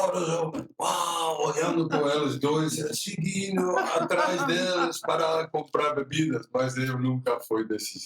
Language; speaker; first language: Portuguese; non-native, fluent; Dutch